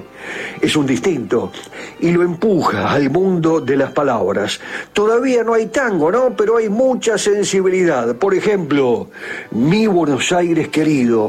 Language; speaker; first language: Spanish; native; Spanish